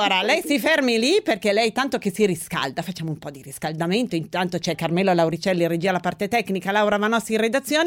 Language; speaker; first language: Italian; native; Italian